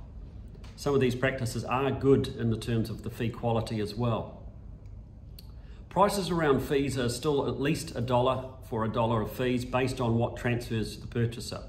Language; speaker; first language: English; native; English